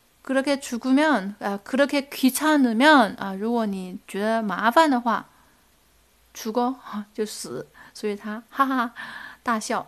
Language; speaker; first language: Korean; non-native, fluent; Chinese